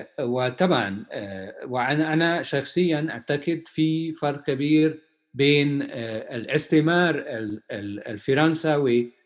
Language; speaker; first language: Arabic; non-native, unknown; Hungarian